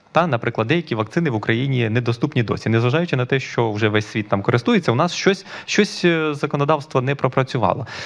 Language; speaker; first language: Ukrainian; native; Ukrainian